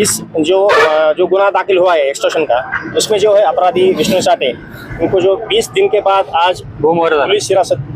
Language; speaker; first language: Hindi; non-native, local second language; Marathi